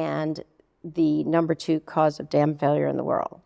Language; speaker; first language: English; native; English